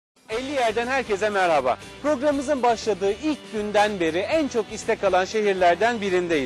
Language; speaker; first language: Turkish; native; Turkish